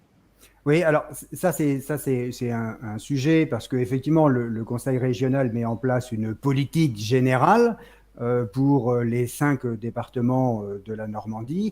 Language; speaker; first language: French; native; French